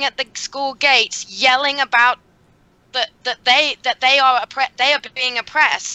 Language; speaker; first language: English; native; English